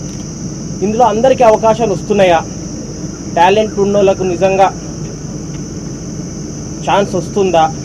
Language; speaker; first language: Telugu; native; Telugu